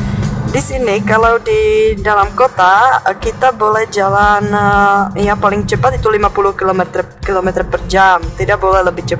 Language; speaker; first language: Indonesian; non-native, fluent; Czech